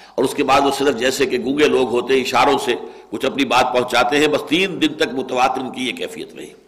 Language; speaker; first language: Urdu; native; Urdu